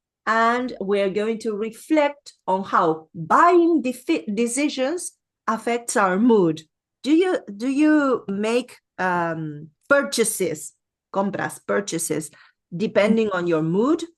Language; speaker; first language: English; non-native, fluent; Spanish